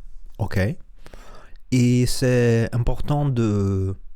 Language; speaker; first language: French; non-native, learner; Spanish